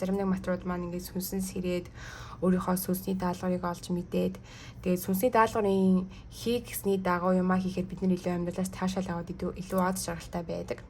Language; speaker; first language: Mongolian; early bilingual, heritage; Mongolian